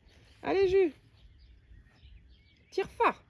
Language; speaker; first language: French; native; French